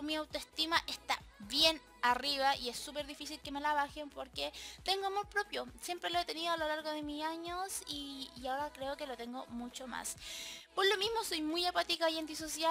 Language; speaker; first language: Spanish; native; Spanish